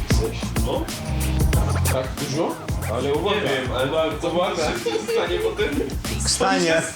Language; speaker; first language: Polish; non-native, learner; Turkish